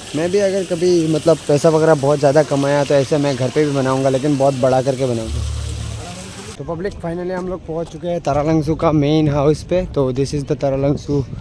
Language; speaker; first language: Hindi; non-native, local second language; Assamese